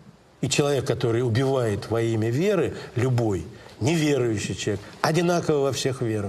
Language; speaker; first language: Russian; native; Russian